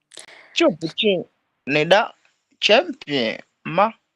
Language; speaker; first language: Chinese; non-native, learner; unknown